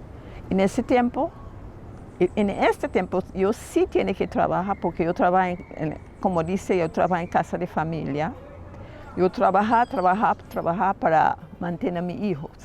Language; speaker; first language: Spanish; non-native, learner; English